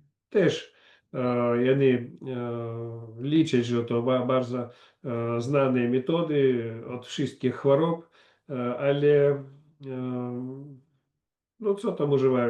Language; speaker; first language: Polish; non-native, learner; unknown